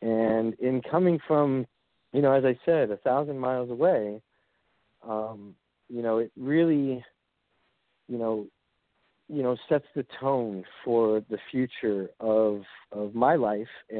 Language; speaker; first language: English; native; English